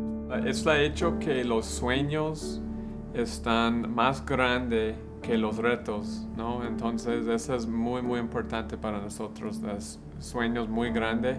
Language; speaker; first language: Spanish; non-native, learner; English